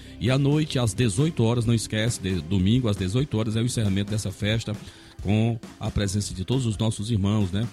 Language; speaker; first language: Portuguese; native; Portuguese